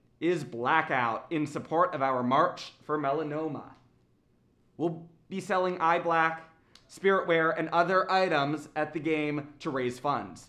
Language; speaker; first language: English; native; English